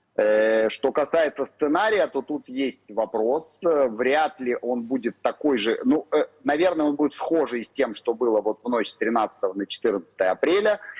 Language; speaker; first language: Russian; native; Russian